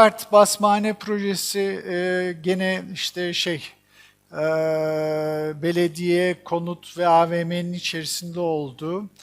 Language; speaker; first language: Turkish; native; Turkish